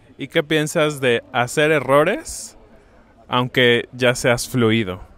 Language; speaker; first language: Spanish; native; Spanish